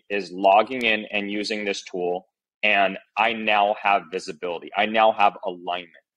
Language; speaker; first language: English; early bilingual, other home language; Chinese